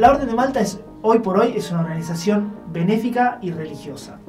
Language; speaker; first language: Spanish; native; Spanish